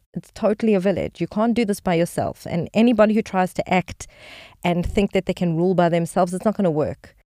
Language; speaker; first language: English; native; English